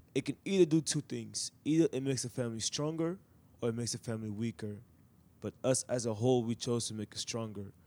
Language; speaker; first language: English; native; English